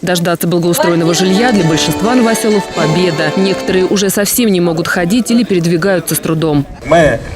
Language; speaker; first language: Russian; native; Russian